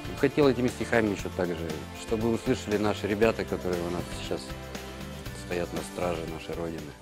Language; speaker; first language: Russian; native; Russian